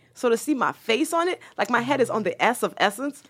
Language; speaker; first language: English; early bilingual, other home language; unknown